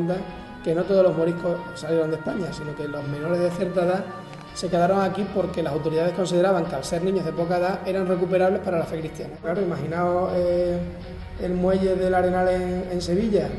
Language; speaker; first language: Spanish; native; Spanish